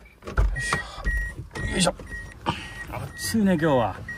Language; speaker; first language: Japanese; native; Japanese